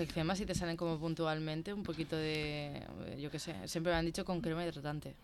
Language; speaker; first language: Spanish; native; Spanish